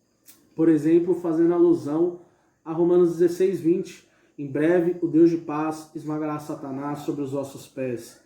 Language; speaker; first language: Portuguese; native; Portuguese